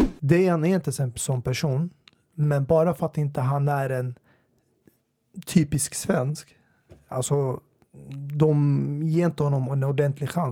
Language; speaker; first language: Swedish; native; Swedish